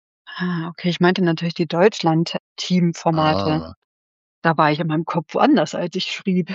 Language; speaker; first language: German; native; German